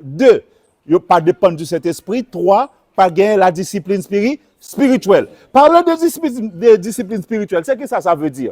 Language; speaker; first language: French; non-native, local second language; Haitian Creole